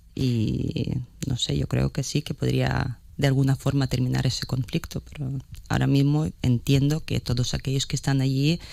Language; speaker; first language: Spanish; non-native, fluent; Ukrainian